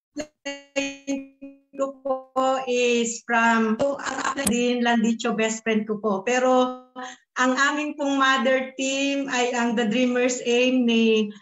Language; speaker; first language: Filipino; native; Filipino